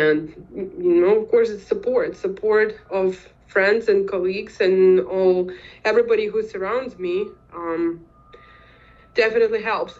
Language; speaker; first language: English; non-native, fluent; Ukrainian